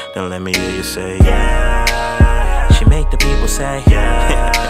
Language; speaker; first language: English; native; English